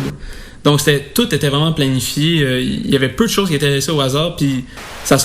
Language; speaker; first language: French; native; French